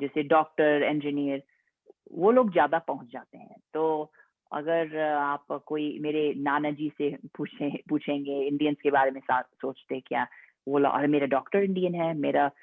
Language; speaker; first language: Hindi; non-native, fluent; English